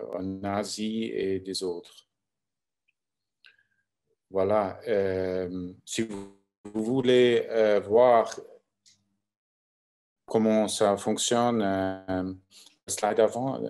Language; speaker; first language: French; non-native, local second language; German